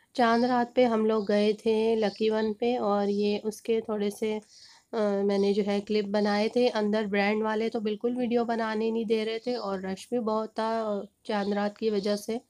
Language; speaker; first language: Hindi; native; Hindi